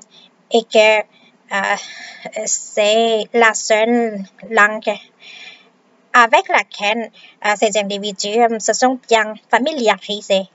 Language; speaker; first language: French; non-native, fluent; Vietnamese